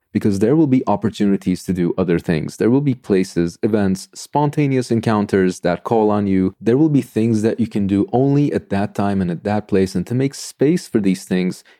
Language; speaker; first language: English; non-native, fluent; Turkish